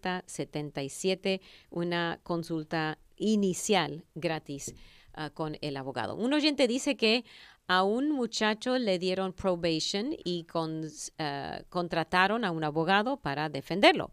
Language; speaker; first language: Spanish; native; Spanish